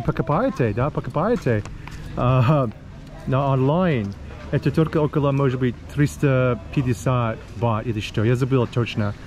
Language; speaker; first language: Russian; non-native, learner; English